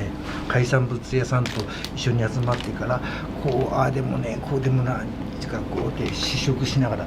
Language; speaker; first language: Japanese; native; Japanese